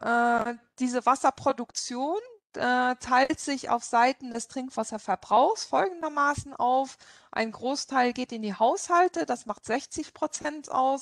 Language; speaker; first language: German; non-native, local second language; Luxembourgish